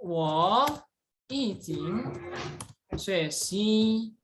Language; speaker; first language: Chinese; non-native, fluent; Indonesian